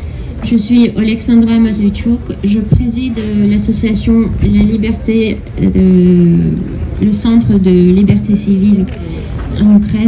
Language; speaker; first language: French; non-native, fluent; Ukrainian